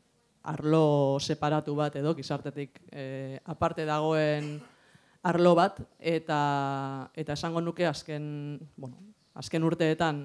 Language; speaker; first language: Basque; native; Basque